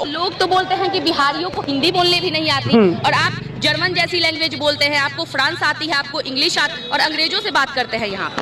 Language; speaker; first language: Hindi; native; Hindi